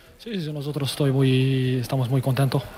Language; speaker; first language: Spanish; non-native, learner; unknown